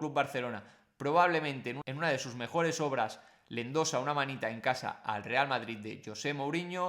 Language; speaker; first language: Spanish; native; Spanish